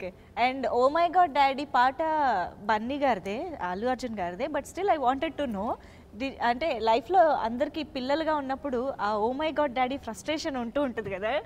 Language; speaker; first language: Telugu; native; Telugu